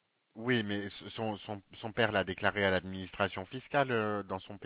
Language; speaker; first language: French; native; French